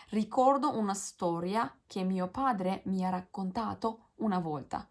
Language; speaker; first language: Italian; non-native, learner; Turkish